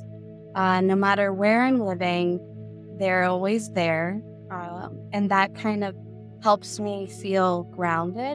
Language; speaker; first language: English; native; English